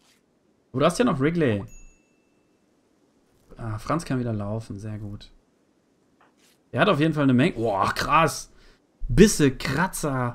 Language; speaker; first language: German; native; German